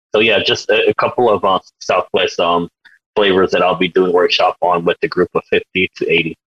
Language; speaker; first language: English; native; English